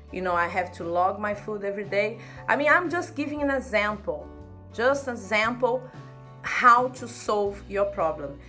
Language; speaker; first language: English; non-native, fluent; Portuguese